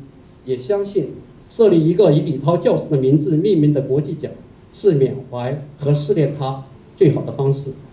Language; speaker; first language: Chinese; native; Chinese